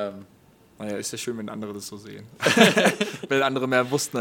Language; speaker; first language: German; native; German